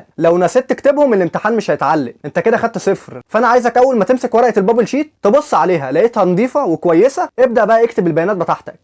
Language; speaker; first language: Arabic; native; Arabic